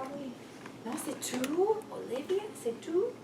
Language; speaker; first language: French; non-native, fluent; English